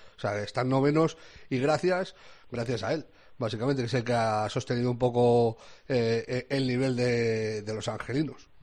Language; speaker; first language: Spanish; native; Spanish